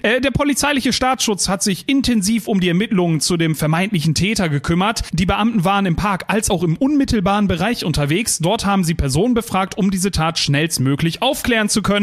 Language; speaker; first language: German; native; German